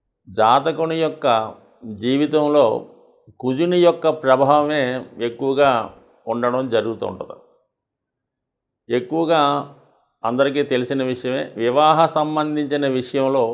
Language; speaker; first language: Telugu; native; Telugu